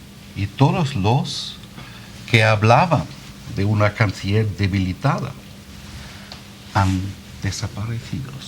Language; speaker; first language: Spanish; non-native, fluent; German